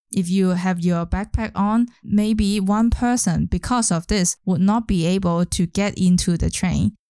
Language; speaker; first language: English; non-native, local second language; Cantonese